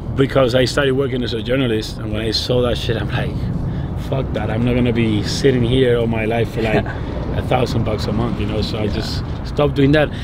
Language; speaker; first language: English; non-native, fluent; Spanish